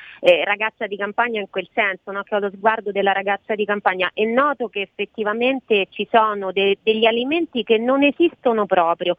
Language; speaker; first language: Italian; native; Italian